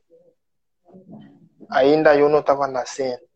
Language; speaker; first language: Portuguese; non-native, learner; French